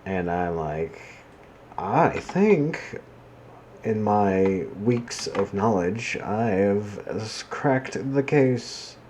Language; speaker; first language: English; native; English